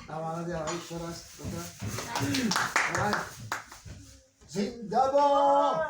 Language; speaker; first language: Russian; non-native, local second language; Tajik